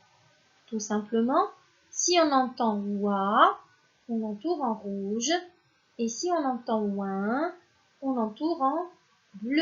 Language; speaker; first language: French; non-native, local second language; Arabic